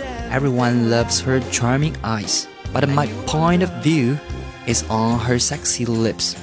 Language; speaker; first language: English; non-native, fluent; Chinese